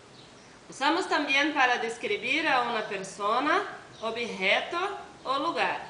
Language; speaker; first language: Spanish; non-native, learner; Portuguese